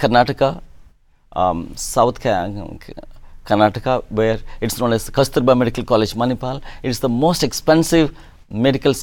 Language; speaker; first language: English; non-native, local second language; Telugu